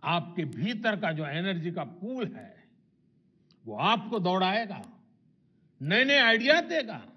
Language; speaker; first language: Hindi; non-native, local second language; Gujarati